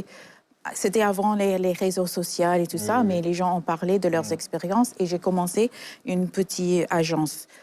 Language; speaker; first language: French; non-native, fluent; English